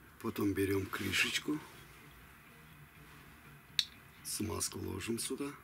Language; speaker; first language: Russian; non-native, fluent; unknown